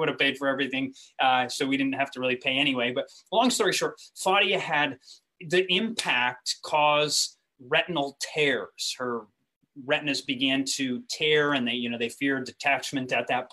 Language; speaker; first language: English; native; English